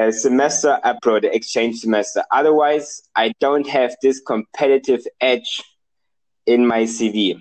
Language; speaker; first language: English; non-native, fluent; German